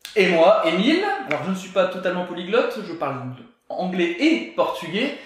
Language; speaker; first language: French; native; French